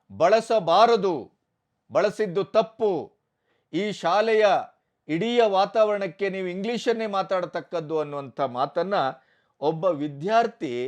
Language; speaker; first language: Kannada; native; Kannada